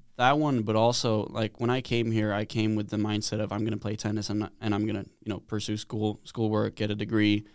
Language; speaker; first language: English; non-native, fluent; Swedish